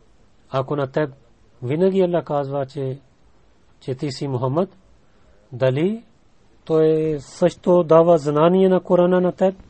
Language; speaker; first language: Bulgarian; non-native, learner; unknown